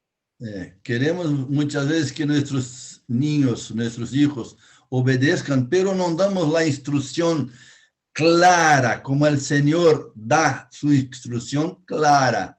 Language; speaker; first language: Spanish; non-native, fluent; Portuguese